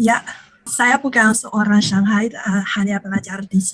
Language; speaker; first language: Indonesian; non-native, learner; Chinese